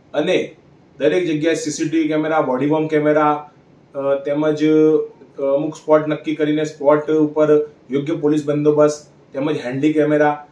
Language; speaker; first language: Gujarati; native; Gujarati